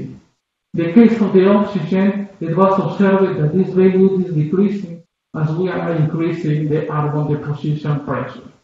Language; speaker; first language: English; non-native, fluent; Spanish